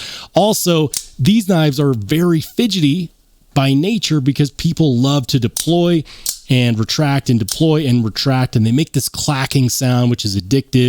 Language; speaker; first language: English; native; English